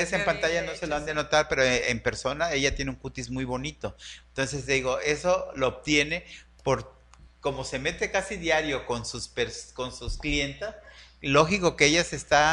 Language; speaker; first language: Spanish; native; Spanish